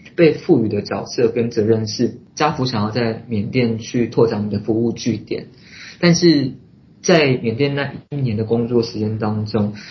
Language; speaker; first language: Chinese; native; Chinese